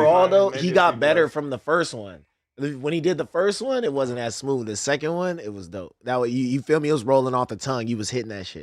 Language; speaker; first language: English; native; English